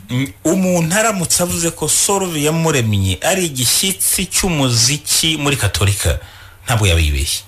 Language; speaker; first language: Kinyarwanda; native; Kinyarwanda